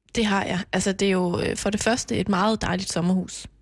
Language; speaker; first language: Danish; native; Danish